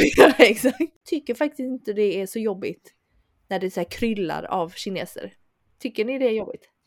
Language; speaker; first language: Swedish; early bilingual, other home language; Chinese